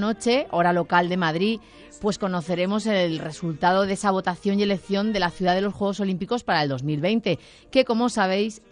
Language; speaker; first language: Spanish; native; Spanish